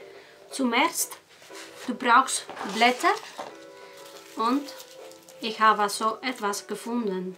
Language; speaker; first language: German; non-native, learner; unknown